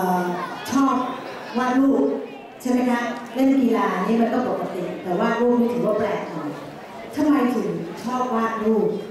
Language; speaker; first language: Thai; native; Thai